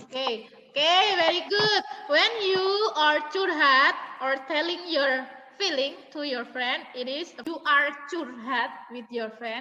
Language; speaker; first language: English; non-native, fluent; Indonesian